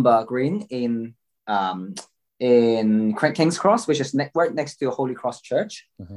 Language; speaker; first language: English; non-native, local second language; Cantonese